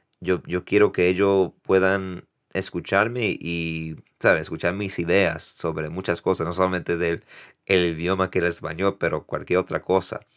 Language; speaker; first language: Spanish; early bilingual, heritage; Spanish